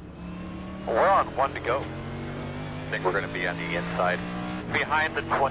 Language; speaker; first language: English; native; English